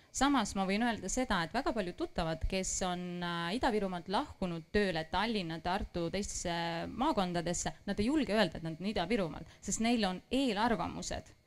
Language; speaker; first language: Estonian; non-native, local second language; Russian